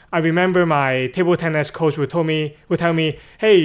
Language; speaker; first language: English; non-native, local second language; Cantonese